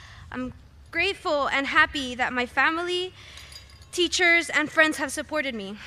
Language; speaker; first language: English; early bilingual, other home language; Spanish